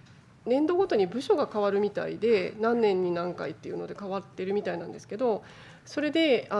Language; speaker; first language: Japanese; native; Japanese